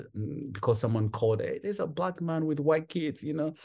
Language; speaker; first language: English; non-native, local second language; Kinyarwanda